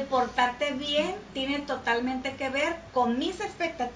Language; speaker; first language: Spanish; native; Spanish